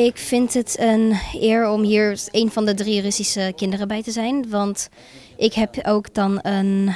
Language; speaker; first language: Dutch; early bilingual, other home language; Russian